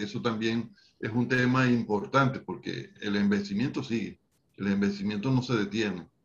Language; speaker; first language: Spanish; native; Spanish